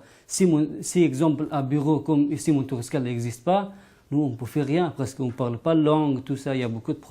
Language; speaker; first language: French; non-native, learner; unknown